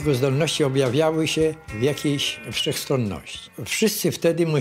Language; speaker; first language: Polish; native; Polish